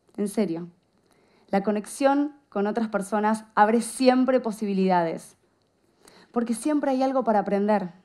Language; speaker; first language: Spanish; native; Spanish